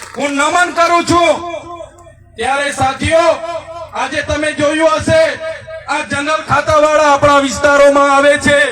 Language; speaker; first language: Gujarati; non-native, local second language; Vasavi